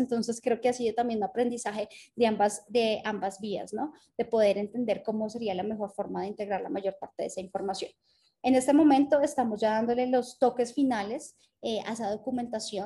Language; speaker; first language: Spanish; native; Spanish